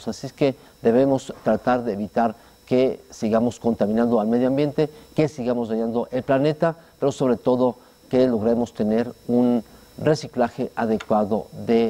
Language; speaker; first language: Spanish; native; Spanish